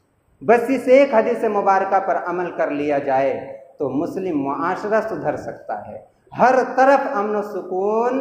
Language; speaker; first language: Urdu; native; Urdu